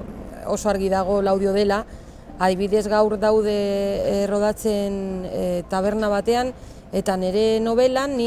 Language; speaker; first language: Basque; non-native, local second language; Spanish